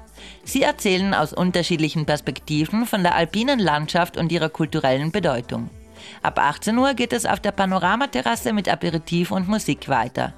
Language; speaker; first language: German; native; German